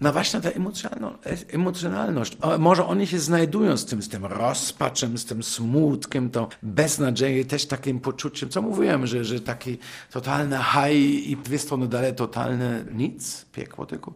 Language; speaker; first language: Polish; non-native, fluent; German